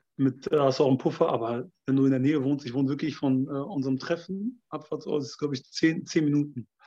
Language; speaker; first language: German; early bilingual, other home language; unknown